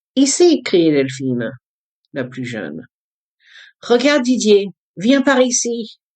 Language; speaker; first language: French; early bilingual, other home language; English